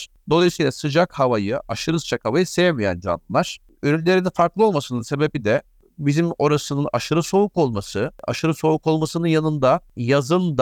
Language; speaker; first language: Turkish; native; Turkish